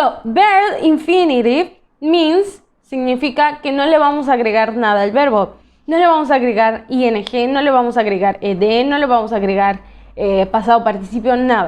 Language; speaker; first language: Spanish; native; Spanish